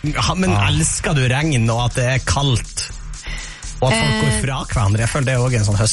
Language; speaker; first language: Norwegian; native; Norwegian